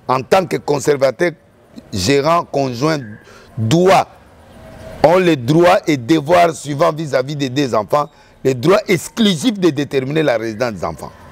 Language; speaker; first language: French; non-native, local second language; Lingala